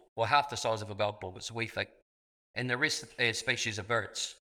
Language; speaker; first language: English; native; English